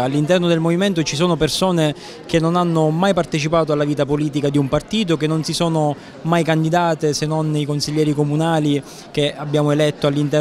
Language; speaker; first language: Italian; native; Italian